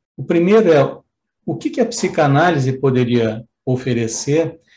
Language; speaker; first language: Portuguese; native; Portuguese